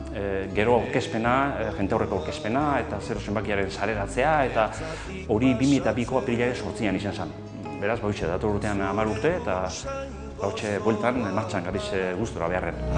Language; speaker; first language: Basque; native; Basque